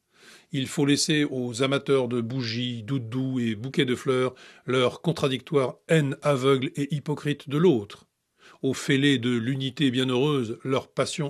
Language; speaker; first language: French; native; French